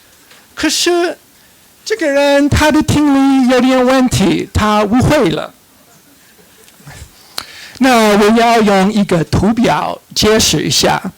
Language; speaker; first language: Chinese; non-native, fluent; English